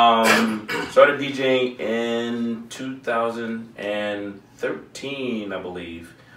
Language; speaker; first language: English; native; English